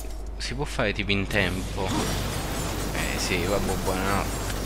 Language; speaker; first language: Italian; native; Italian